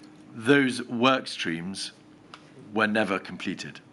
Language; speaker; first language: English; native; English